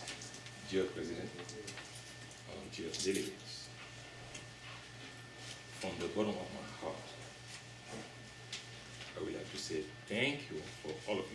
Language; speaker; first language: English; non-native, local second language; French